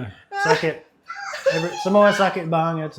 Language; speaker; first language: Indonesian; non-native, learner; English